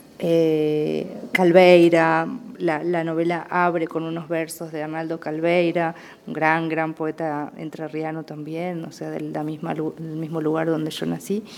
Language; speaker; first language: Spanish; native; Spanish